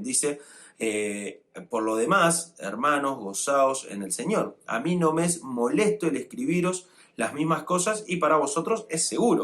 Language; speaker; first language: Spanish; native; Spanish